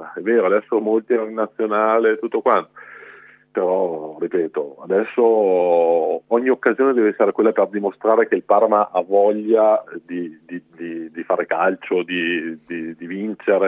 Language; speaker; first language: Italian; native; Italian